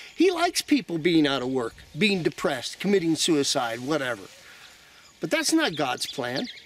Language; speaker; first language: English; native; English